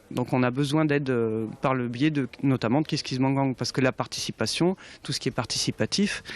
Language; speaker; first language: French; native; French